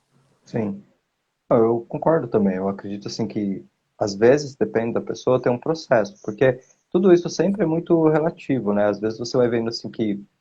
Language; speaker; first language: Portuguese; native; Portuguese